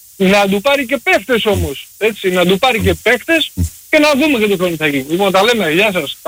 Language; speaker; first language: Greek; early bilingual, heritage; Greek